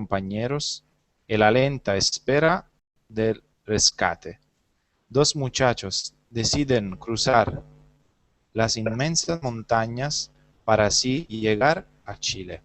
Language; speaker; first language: Spanish; non-native, learner; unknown